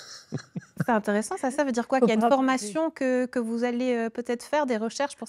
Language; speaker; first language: French; native; French